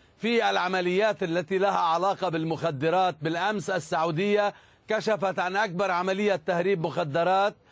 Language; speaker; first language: Arabic; native; Arabic